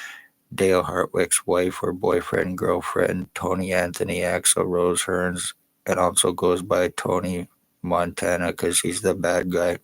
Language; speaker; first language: English; native; English